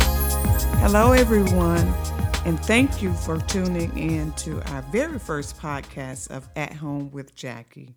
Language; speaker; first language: English; native; English